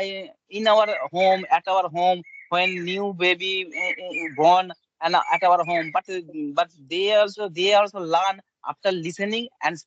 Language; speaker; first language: English; non-native, learner; Bangla